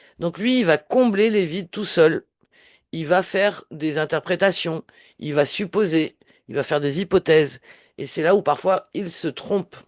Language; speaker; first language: French; native; French